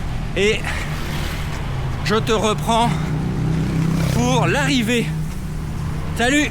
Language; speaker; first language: French; native; French